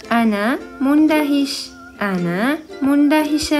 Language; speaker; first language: Arabic; non-native, fluent; Turkish